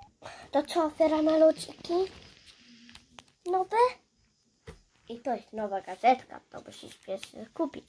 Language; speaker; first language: Polish; early bilingual, heritage; Polish